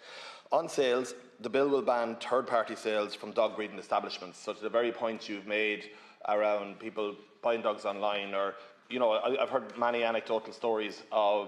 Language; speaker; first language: English; native; English